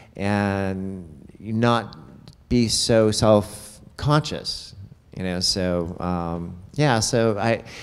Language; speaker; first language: English; native; English